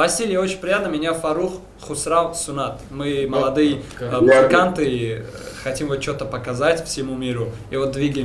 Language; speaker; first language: Russian; non-native, local second language; Tajik